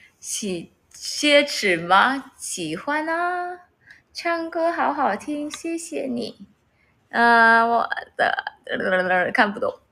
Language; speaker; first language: Chinese; non-native, learner; Vietnamese